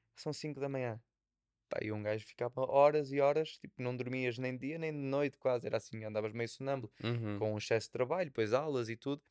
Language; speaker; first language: Portuguese; native; Portuguese